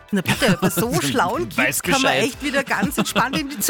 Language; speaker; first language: German; native; German